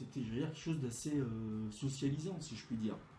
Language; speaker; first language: French; native; French